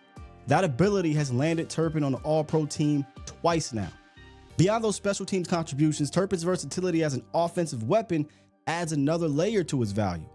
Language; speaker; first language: English; native; English